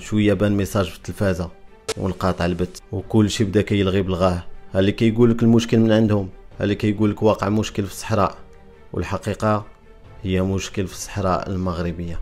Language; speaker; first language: Arabic; native; Arabic